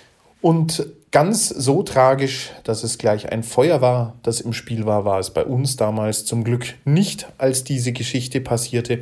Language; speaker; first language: German; native; German